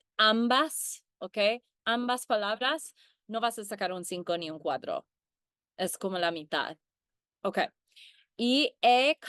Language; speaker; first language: Spanish; early bilingual, heritage; Spanish